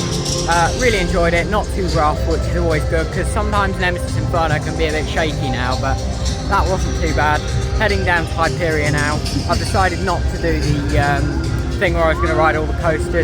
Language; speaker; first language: English; native; English